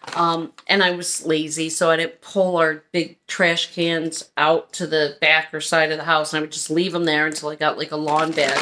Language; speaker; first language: English; native; English